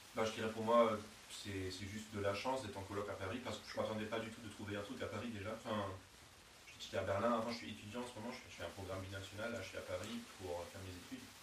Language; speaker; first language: French; non-native, fluent; German